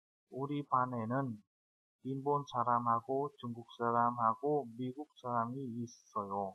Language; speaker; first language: Korean; non-native, fluent; Vietnamese